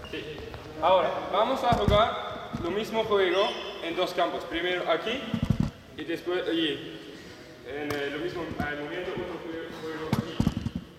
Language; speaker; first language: Spanish; non-native, learner; German